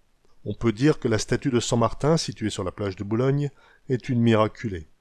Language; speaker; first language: French; native; French